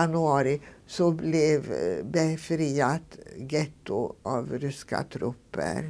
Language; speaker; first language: Swedish; non-native, fluent; Hungarian